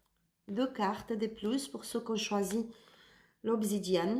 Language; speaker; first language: French; non-native, learner; Spanish